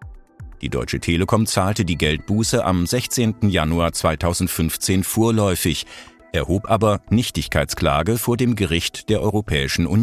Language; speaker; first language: German; native; German